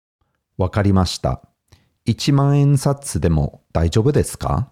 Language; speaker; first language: Japanese; non-native, learner; English